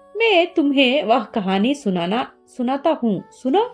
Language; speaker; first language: Hindi; non-native, learner; Telugu